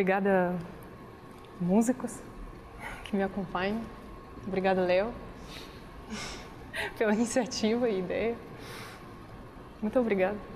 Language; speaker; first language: Portuguese; non-native, fluent; Russian